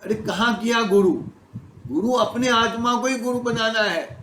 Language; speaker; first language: Hindi; non-native, local second language; Gujarati